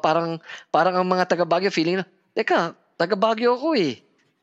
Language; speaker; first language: English; non-native, local second language; Filipino